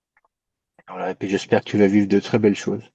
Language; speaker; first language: French; native; French